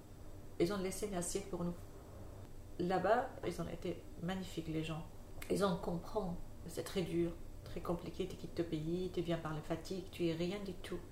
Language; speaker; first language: French; non-native, learner; Arabic